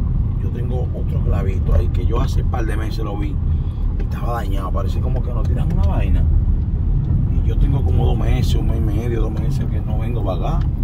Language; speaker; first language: Spanish; native; Spanish